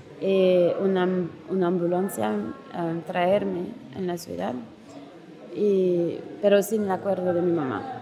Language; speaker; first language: Spanish; non-native, learner; French